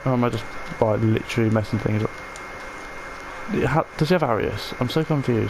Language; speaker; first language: English; native; English